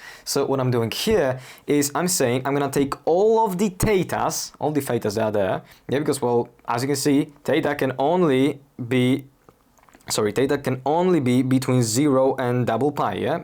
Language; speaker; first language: English; non-native, fluent; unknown